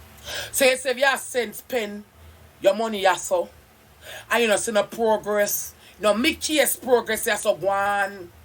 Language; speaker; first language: English; non-native, local second language; Jamaican Creole English